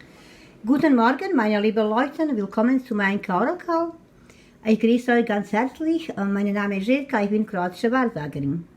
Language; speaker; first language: German; non-native, fluent; Croatian